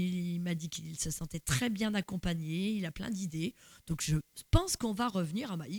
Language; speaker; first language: French; native; French